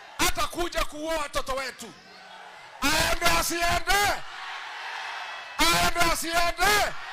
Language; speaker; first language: Swahili; non-native, local second language; Kikuyu